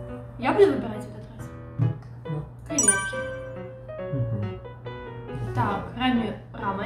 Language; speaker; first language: Russian; native; Russian